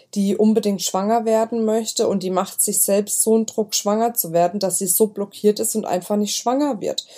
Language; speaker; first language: German; native; German